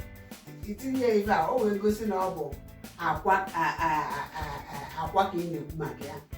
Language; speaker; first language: Igbo; native; Igbo